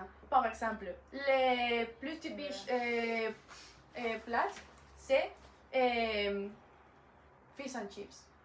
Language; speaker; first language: French; non-native, learner; Spanish